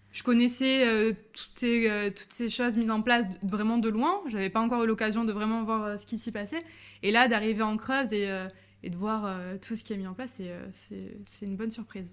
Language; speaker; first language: French; native; French